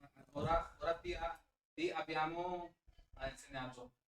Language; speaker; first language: Italian; non-native, learner; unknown